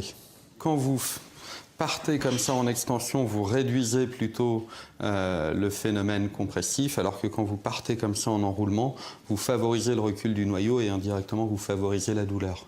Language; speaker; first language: French; native; French